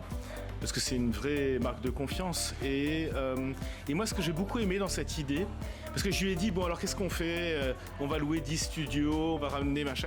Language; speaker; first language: French; native; French